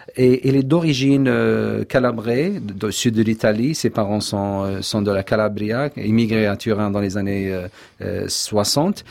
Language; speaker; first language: French; non-native, local second language; Kabyle